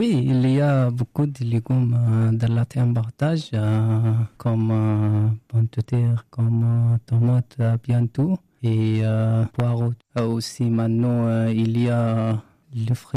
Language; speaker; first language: French; non-native, learner; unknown